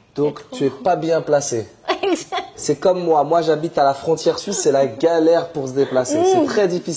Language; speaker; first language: French; native; French